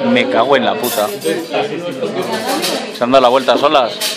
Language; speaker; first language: Spanish; native; Spanish